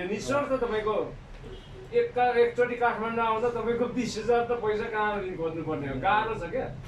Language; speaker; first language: Nepali; non-native, local second language; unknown